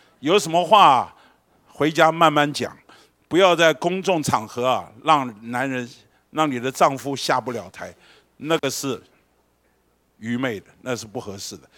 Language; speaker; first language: Chinese; native; Chinese